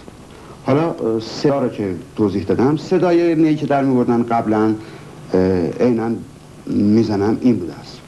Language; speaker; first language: Persian; native; Persian